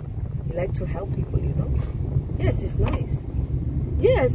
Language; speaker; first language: English; non-native, fluent; Dutch